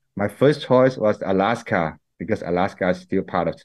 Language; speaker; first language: English; non-native, local second language; Min Nan Chinese